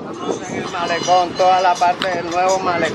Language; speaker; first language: Spanish; native; Spanish